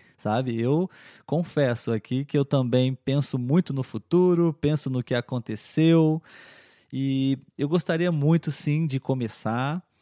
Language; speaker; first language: Portuguese; native; Portuguese